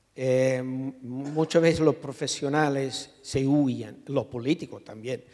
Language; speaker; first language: Spanish; non-native, fluent; English